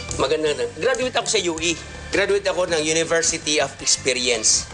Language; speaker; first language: Filipino; non-native, local second language; Cebuano